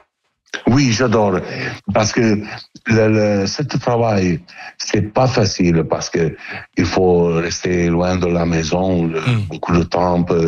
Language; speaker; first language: French; non-native, learner; Italian